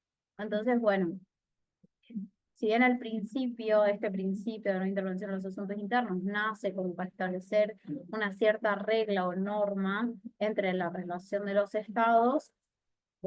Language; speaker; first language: Spanish; native; Spanish